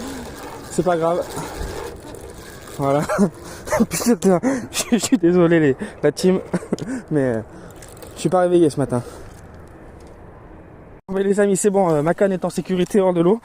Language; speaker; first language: French; native; French